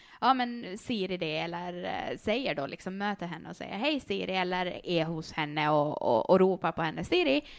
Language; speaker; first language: Swedish; native; Swedish